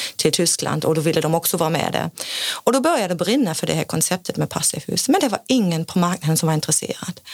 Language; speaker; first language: Swedish; non-native, fluent; German